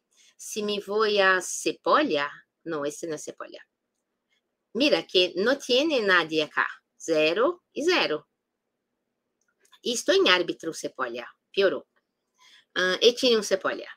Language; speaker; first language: Spanish; non-native, fluent; Portuguese